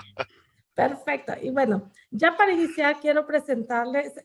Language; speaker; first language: Spanish; native; Spanish